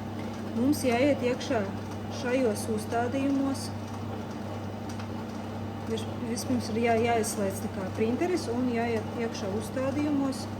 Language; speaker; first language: Latvian; native; Latvian